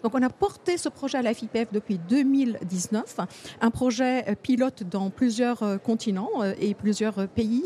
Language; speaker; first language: French; non-native, local second language; Arabic